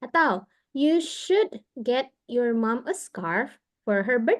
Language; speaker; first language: English; non-native, fluent; Indonesian